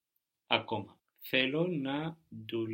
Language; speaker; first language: Greek; non-native, learner; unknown